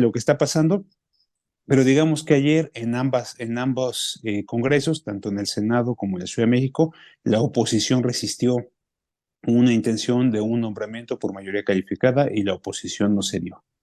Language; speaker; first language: Spanish; native; Spanish